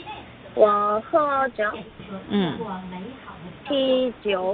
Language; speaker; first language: Chinese; non-native, learner; Korean